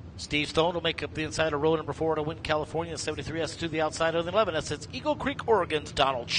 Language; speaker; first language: English; native; English